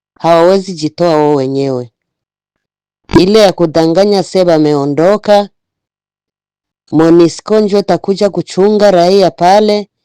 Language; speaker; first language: Swahili; native; Swahili